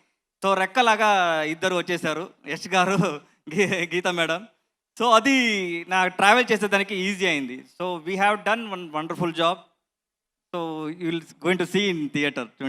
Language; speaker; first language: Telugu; non-native, learner; Kannada